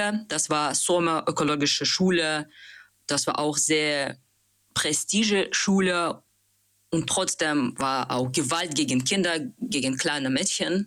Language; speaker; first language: German; non-native, learner; Russian